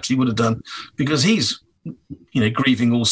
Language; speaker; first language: English; native; English